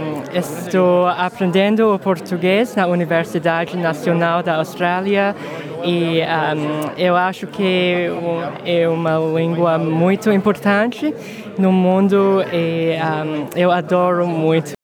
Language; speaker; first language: Portuguese; non-native, learner; English